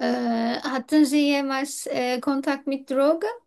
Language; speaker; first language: German; non-native, learner; Turkish